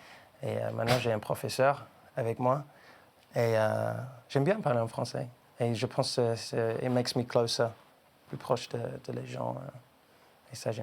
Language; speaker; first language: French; non-native, learner; English